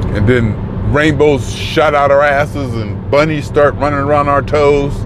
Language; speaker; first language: English; native; English